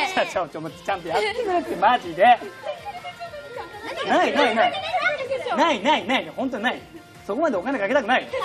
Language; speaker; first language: Japanese; native; Japanese